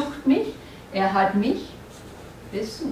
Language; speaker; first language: German; non-native, fluent; English